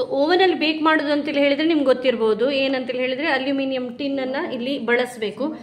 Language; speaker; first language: Kannada; non-native, local second language; Konkani